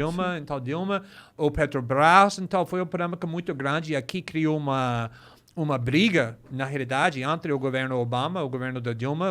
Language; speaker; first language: Portuguese; non-native, fluent; English